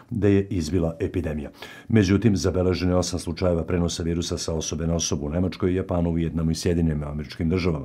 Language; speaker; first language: Serbian; native; Serbian